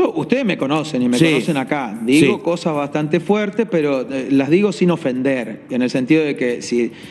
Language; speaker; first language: Spanish; native; Spanish